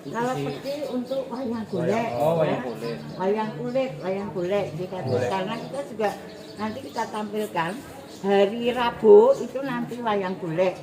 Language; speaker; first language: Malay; non-native, local second language; Javanese